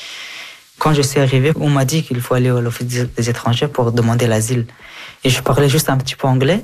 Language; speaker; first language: French; early bilingual, other home language; Persian